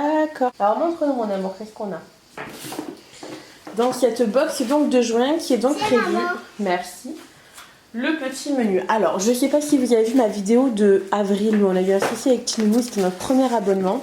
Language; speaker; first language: French; native; French